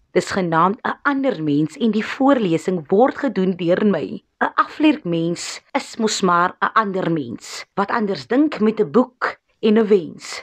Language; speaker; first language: Afrikaans; native; Afrikaans